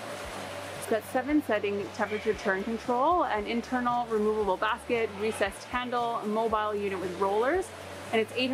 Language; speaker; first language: English; native; English